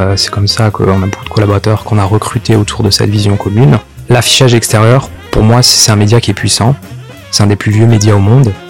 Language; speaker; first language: French; native; French